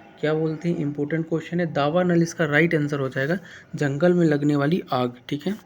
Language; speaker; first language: Hindi; native; Hindi